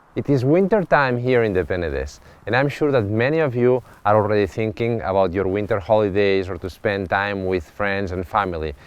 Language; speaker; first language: English; non-native, fluent; Catalan